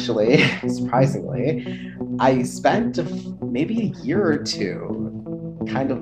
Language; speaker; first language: English; early bilingual, other home language; Spanish